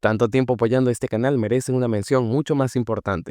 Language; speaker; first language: Spanish; native; Spanish